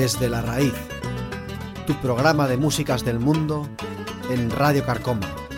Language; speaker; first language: Spanish; native; Spanish